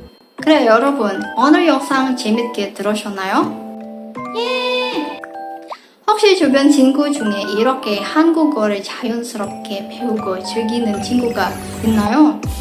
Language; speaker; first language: Korean; non-native, fluent; Indonesian